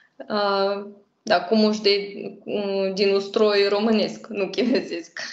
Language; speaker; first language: Romanian; non-native, fluent; Russian